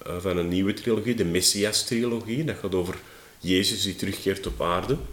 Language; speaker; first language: Dutch; native; Dutch